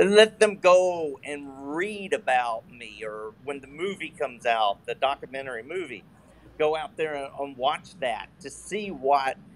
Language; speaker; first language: English; native; English